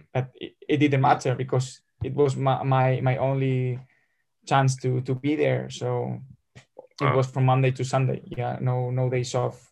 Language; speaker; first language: English; non-native, fluent; Spanish